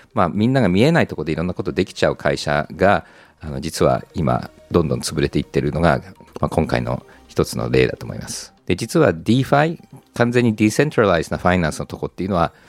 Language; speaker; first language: Japanese; early bilingual, heritage; Japanese